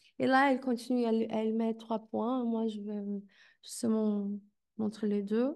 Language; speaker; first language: French; non-native, fluent; Portuguese